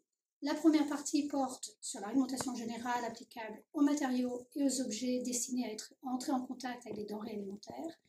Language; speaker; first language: French; native; French